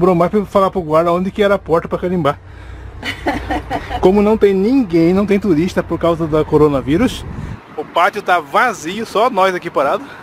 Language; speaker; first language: Portuguese; native; Portuguese